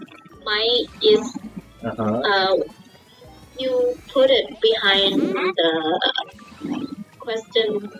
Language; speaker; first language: English; non-native, fluent; Thai